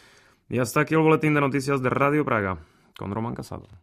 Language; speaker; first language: Spanish; native; Spanish